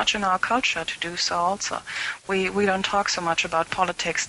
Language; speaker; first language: English; non-native, fluent; German